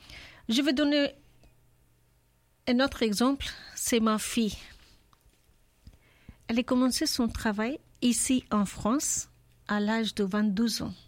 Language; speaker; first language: French; non-native, learner; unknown